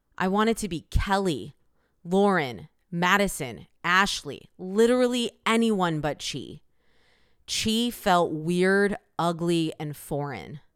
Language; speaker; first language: English; early bilingual, other home language; Korean